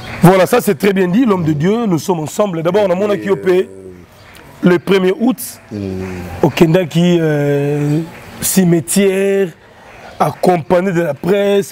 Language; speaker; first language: French; non-native, local second language; Lingala